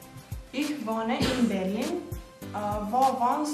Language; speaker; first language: German; non-native, learner; Macedonian